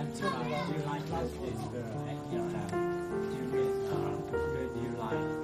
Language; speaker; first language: English; non-native, learner; Vietnamese